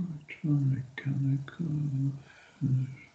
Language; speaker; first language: English; non-native, fluent; German